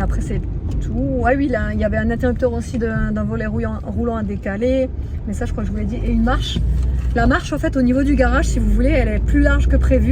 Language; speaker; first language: French; native; French